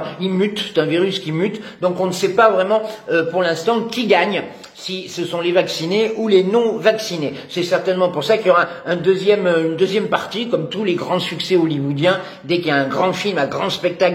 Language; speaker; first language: French; native; French